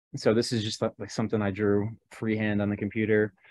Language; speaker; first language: English; native; English